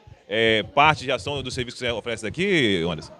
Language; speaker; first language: Portuguese; native; Portuguese